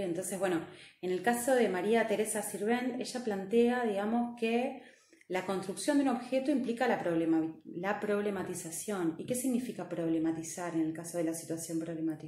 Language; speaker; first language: Spanish; native; Spanish